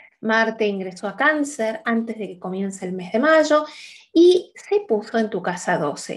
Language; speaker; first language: Spanish; native; Spanish